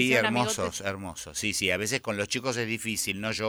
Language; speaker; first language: Spanish; native; Spanish